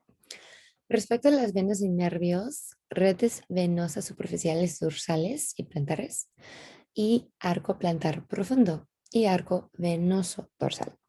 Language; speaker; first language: Spanish; non-native, fluent; English